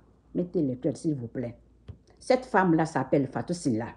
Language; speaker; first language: French; non-native, local second language; Susu